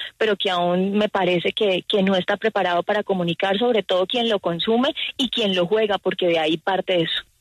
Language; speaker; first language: Spanish; native; Spanish